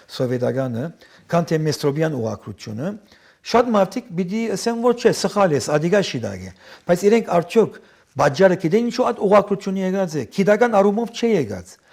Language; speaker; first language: Armenian; early bilingual, heritage; Armenian